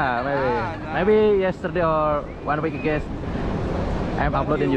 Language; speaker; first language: English; non-native, learner; Indonesian